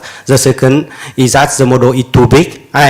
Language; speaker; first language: English; non-native, learner; Vietnamese